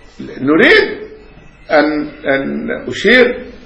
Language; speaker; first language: Arabic; native; Arabic